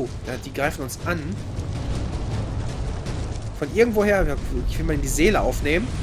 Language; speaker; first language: German; native; German